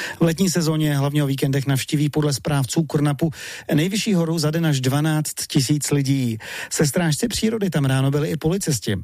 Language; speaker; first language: Czech; native; Czech